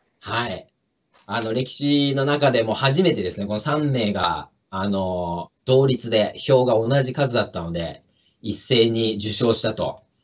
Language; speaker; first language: Japanese; native; Japanese